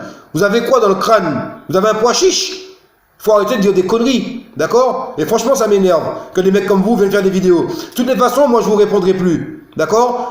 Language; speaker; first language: French; native; French